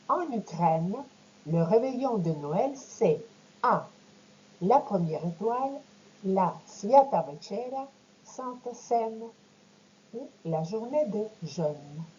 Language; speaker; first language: French; non-native, fluent; Ukrainian